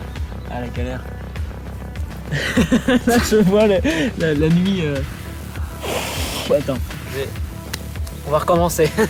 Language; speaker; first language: French; native; French